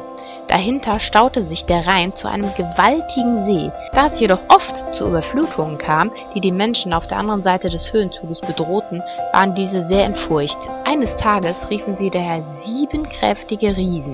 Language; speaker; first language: German; native; German